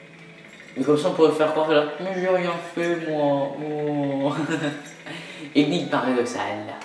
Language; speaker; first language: French; native; French